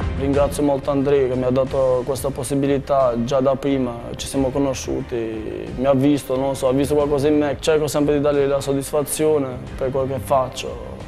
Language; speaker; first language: Italian; non-native, fluent; Albanian